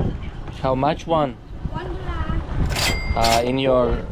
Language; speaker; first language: English; non-native, learner; Latvian